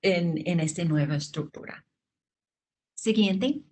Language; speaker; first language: Spanish; non-native, fluent; English